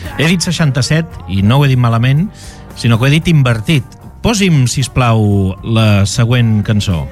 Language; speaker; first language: Catalan; native; Catalan